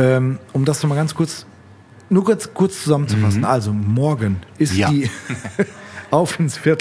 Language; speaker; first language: German; native; German